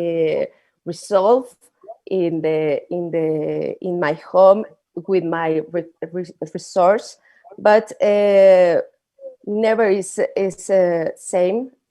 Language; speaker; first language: English; non-native, learner; Spanish